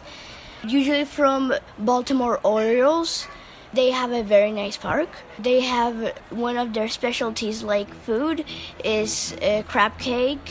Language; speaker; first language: English; early bilingual, heritage; English